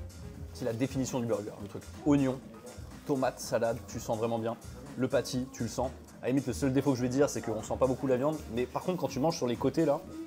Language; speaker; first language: French; native; French